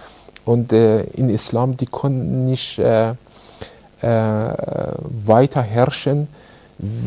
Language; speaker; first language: German; non-native, learner; Persian